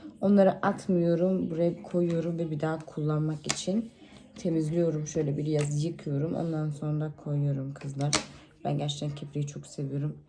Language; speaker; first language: Turkish; early bilingual, heritage; Turkish